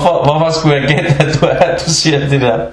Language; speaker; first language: Danish; early bilingual, other home language; Arabic